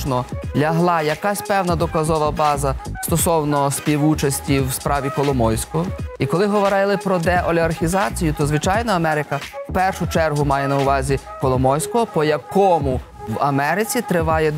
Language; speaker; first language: Ukrainian; native; Ukrainian